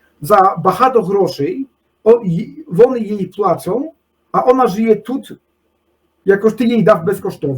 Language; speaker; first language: Polish; non-native, learner; Ukrainian